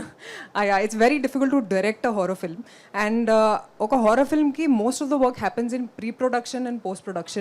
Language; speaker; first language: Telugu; non-native, fluent; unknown